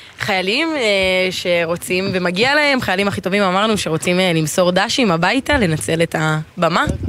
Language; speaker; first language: Hebrew; native; Hebrew